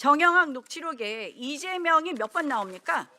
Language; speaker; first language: Korean; native; Korean